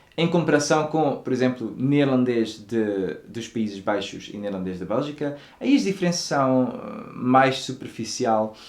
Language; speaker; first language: Portuguese; non-native, fluent; Dutch